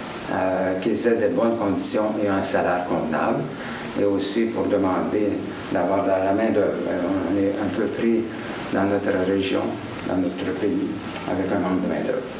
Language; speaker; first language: French; native; French